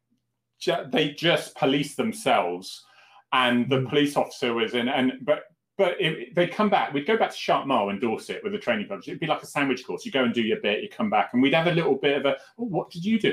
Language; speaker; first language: English; native; English